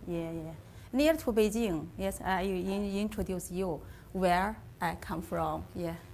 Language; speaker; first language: English; non-native, learner; Chinese